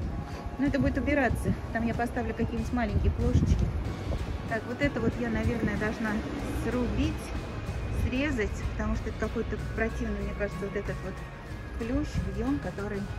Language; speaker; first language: Russian; native; Russian